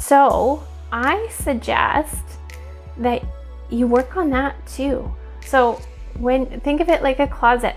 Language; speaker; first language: English; native; English